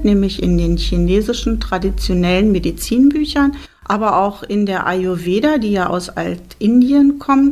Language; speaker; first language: German; native; German